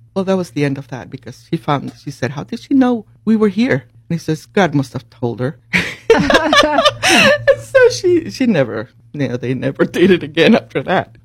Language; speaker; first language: English; early bilingual, other home language; Spanish